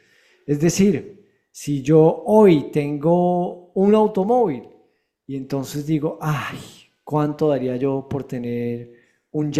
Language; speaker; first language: Spanish; native; Spanish